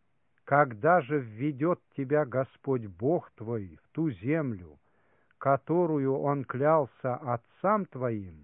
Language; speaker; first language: Russian; native; Russian